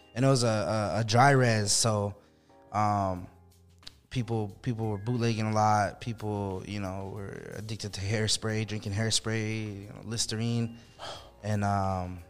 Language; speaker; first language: English; native; English